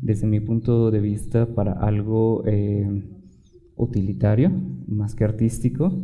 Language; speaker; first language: Spanish; native; Spanish